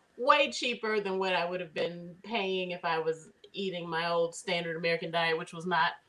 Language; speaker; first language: English; native; English